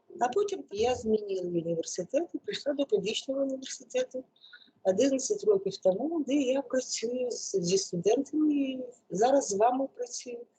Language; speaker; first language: Ukrainian; non-native, local second language; Russian